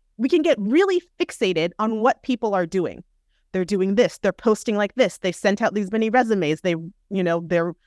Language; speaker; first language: English; native; English